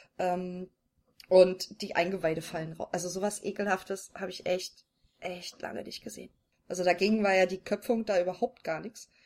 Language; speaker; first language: German; native; German